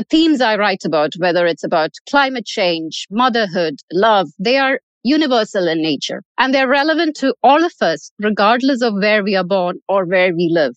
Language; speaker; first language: English; non-native, local second language; Malayalam